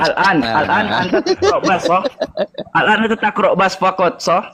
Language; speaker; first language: Arabic; non-native, learner; Indonesian